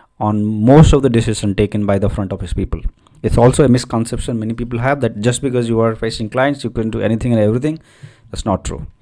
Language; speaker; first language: English; non-native, local second language; Odia